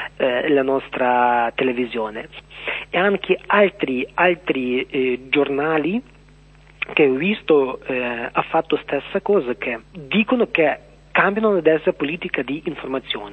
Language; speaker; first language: Italian; non-native, learner; Ukrainian